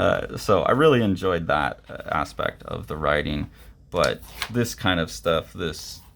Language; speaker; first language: English; native; English